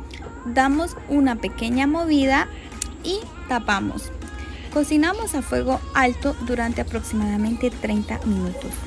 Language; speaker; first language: Spanish; native; Spanish